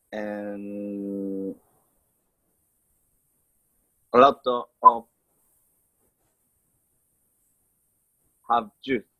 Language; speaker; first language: English; non-native, learner; Japanese